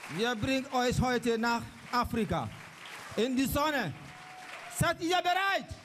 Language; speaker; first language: German; non-native, learner; Mandingo